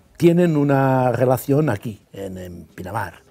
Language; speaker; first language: Spanish; non-native, local second language; Catalan